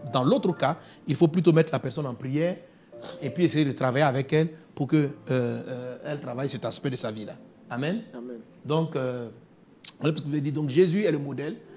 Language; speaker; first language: French; non-native, local second language; Dyula